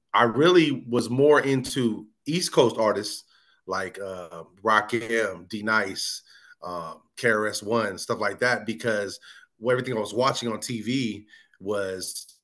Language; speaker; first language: English; native; English